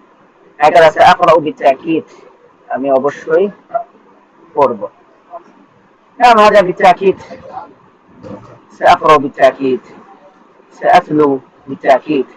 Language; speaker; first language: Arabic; non-native, fluent; Bangla